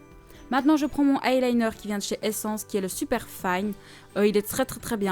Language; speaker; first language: French; native; French